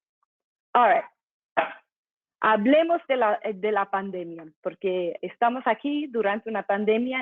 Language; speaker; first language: Spanish; non-native, fluent; English